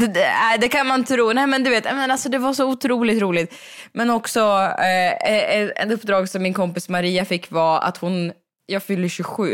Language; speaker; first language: Swedish; native; Swedish